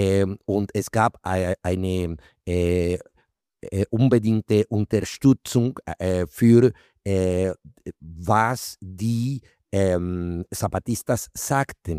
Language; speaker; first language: German; non-native, fluent; Spanish